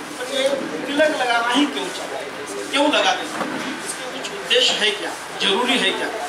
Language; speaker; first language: Hindi; non-native, local second language; Marathi